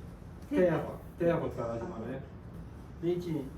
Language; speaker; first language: Japanese; non-native, fluent; French